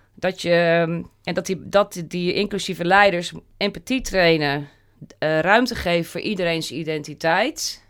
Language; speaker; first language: Dutch; native; Dutch